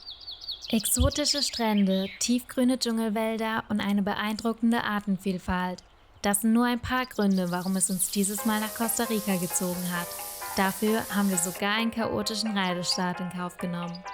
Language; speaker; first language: German; native; German